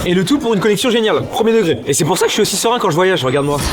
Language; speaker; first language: French; native; French